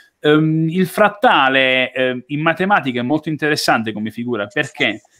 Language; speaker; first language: Italian; native; Italian